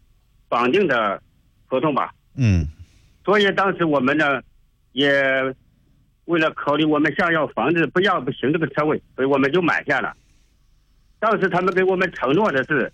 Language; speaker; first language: Chinese; native; Chinese